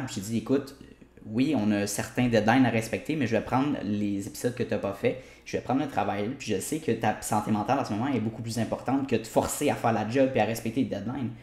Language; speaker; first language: French; native; French